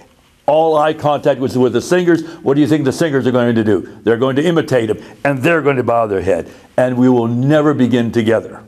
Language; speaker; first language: English; native; English